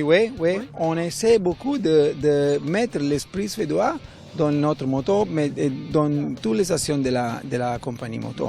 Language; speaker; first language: French; non-native, fluent; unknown